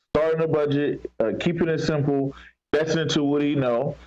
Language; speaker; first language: English; native; English